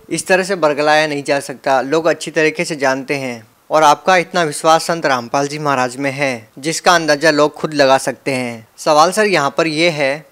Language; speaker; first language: Hindi; native; Hindi